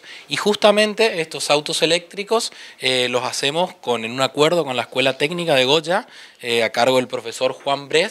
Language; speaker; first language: Spanish; native; Spanish